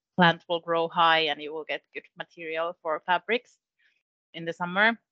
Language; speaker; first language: English; non-native, fluent; Finnish